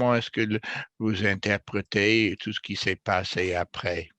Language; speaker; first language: French; non-native, fluent; English